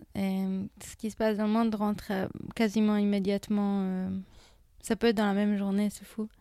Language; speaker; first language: French; non-native, fluent; Hebrew